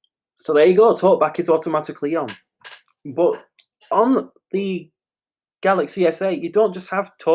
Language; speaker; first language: English; native; English